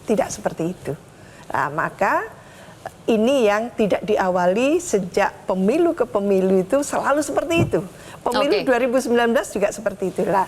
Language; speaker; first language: Indonesian; native; Indonesian